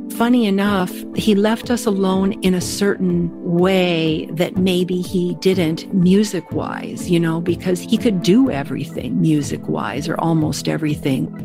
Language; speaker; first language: English; native; English